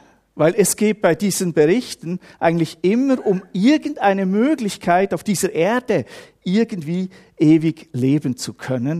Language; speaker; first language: German; native; German